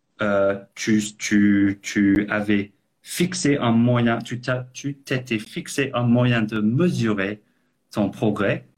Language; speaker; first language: French; non-native, fluent; English